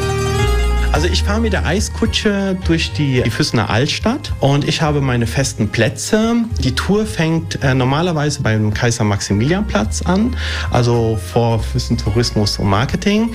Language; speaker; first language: German; early bilingual, other home language; Italian